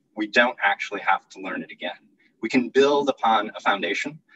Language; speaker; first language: English; native; English